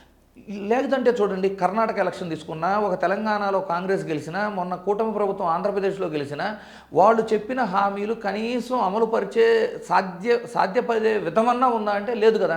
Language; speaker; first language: Telugu; native; Telugu